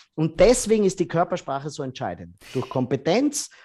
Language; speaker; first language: German; native; German